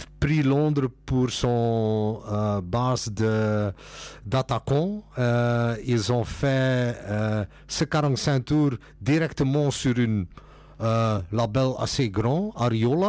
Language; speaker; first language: French; non-native, local second language; Dutch